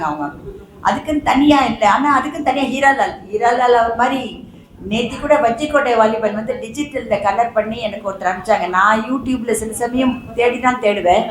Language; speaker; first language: Tamil; native; Tamil